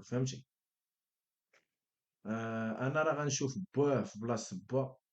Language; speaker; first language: Arabic; native; Arabic